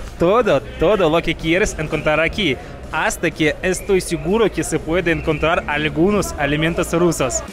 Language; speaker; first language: Spanish; non-native, fluent; Russian